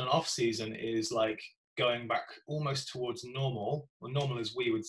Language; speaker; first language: English; native; English